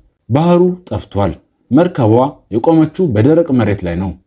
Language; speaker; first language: Amharic; native; Amharic